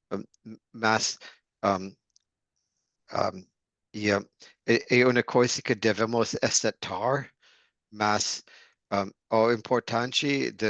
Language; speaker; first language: Portuguese; non-native, learner; English